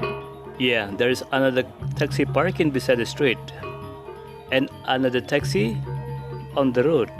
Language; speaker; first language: English; non-native, local second language; Indonesian